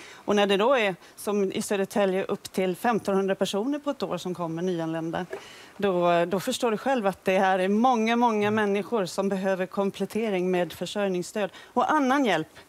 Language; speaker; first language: Swedish; native; Swedish